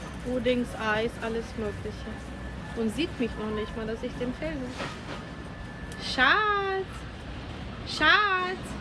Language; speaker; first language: German; non-native, learner; Ukrainian